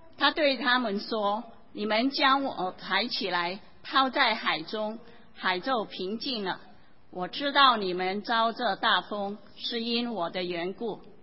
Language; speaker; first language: Chinese; non-native, local second language; Cantonese